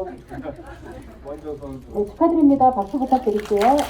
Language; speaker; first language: Korean; native; Korean